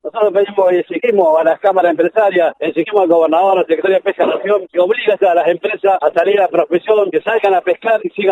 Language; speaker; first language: Spanish; native; Spanish